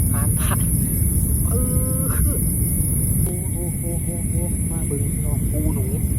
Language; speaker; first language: Thai; native; Thai